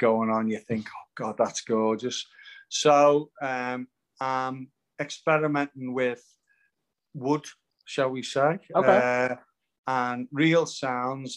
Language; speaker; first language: English; native; English